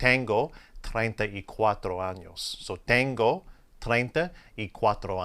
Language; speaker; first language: Spanish; non-native, fluent; English